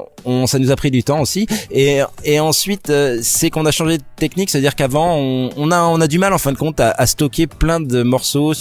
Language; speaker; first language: French; native; French